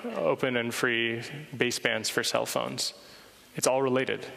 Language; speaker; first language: English; native; English